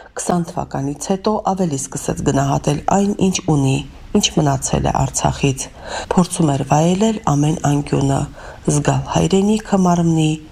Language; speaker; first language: Armenian; native; Armenian